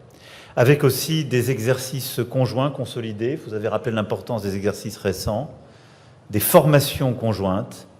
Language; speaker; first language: French; native; French